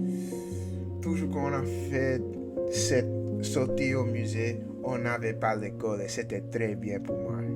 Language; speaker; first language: French; non-native, learner; English